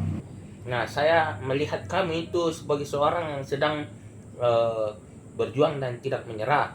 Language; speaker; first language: Indonesian; native; Indonesian